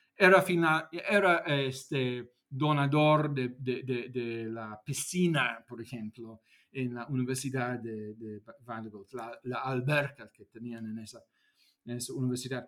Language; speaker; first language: Spanish; non-native, fluent; English